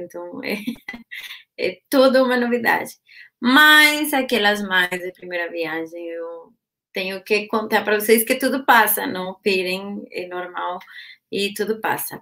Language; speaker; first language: Portuguese; non-native, fluent; Spanish